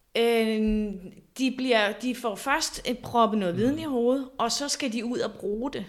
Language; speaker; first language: Danish; native; Danish